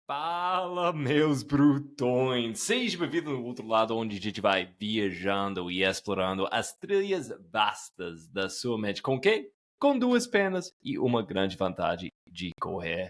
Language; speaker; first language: Portuguese; non-native, fluent; English